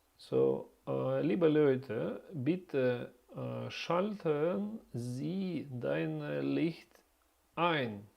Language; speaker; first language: German; non-native, learner; Russian